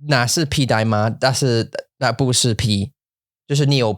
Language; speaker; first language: Chinese; non-native, learner; English